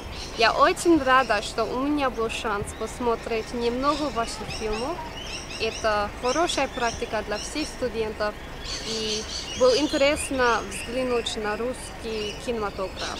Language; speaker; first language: Russian; non-native, learner; English